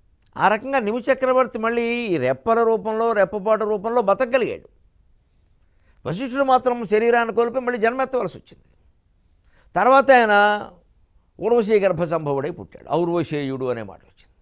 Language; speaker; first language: Telugu; native; Telugu